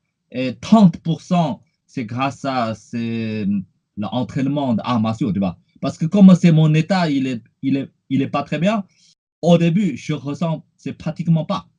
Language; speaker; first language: French; non-native, fluent; Chinese